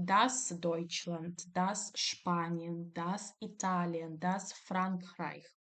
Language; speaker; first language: German; non-native, fluent; Ukrainian